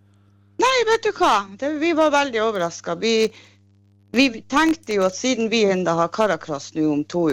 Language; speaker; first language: Norwegian; native; Norwegian